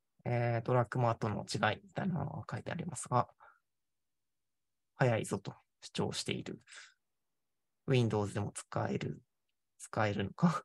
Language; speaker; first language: Japanese; native; Japanese